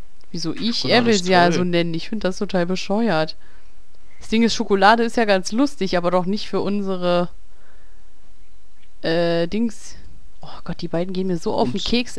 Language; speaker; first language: German; native; German